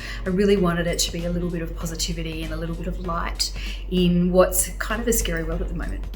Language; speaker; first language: English; native; English